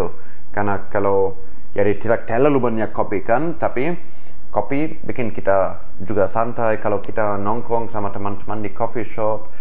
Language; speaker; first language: Indonesian; non-native, fluent; German